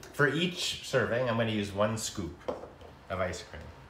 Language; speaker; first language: English; native; English